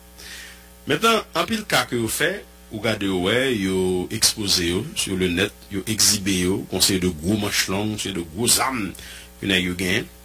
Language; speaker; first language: French; non-native, local second language; Haitian Creole